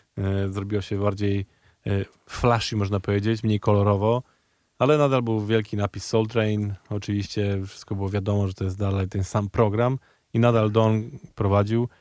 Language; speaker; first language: Polish; native; Polish